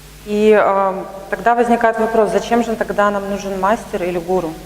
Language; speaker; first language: Russian; native; Russian